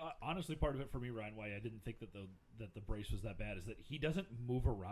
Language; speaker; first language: English; native; English